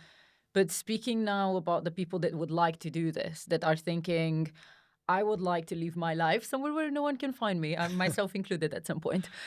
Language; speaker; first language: English; non-native, fluent; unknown